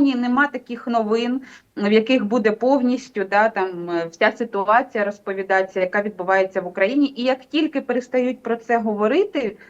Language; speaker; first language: Ukrainian; native; Ukrainian